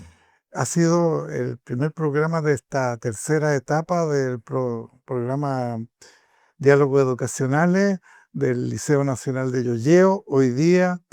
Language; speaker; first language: Spanish; native; Spanish